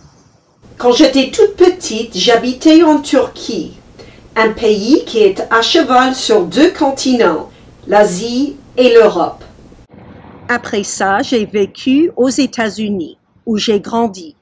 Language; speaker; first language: French; early bilingual, heritage; French